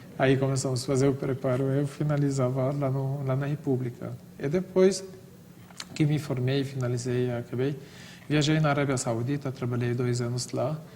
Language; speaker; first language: Portuguese; non-native, fluent; Arabic